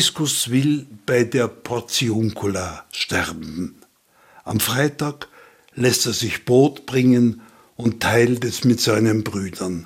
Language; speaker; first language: German; native; German